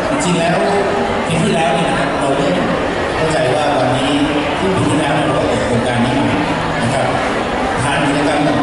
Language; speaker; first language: Thai; native; Thai